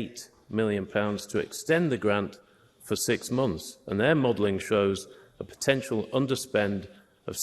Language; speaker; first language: English; native; English